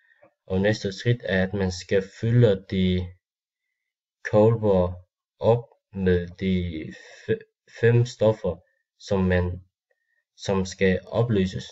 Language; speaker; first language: Danish; non-native, learner; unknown